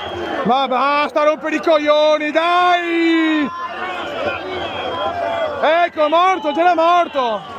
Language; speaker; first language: Italian; native; Italian